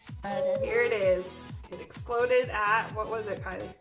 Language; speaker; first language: English; native; English